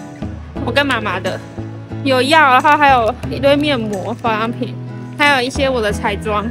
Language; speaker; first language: Chinese; native; Chinese